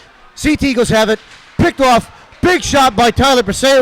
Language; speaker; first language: English; native; English